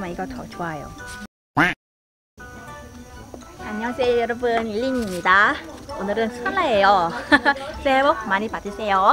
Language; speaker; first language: Korean; non-native, learner; Vietnamese